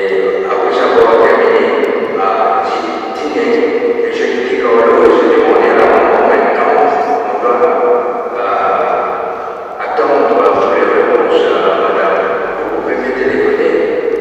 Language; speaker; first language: French; non-native, local second language; Morisyen